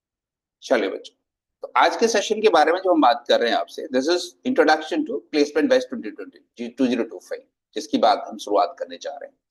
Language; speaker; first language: Hindi; native; Hindi